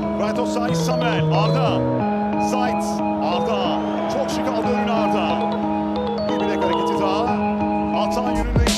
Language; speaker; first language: Turkish; native; Turkish